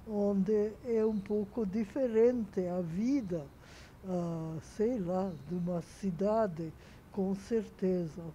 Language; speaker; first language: Portuguese; non-native, fluent; Hungarian